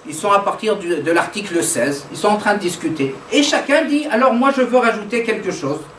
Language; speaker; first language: French; non-native, local second language; Arabic